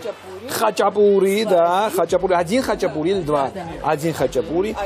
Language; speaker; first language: Russian; non-native, learner; Georgian